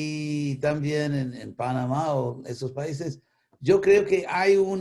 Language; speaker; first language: Spanish; non-native, fluent; English